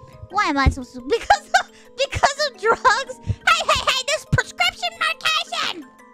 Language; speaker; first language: English; early bilingual, other home language; Spanish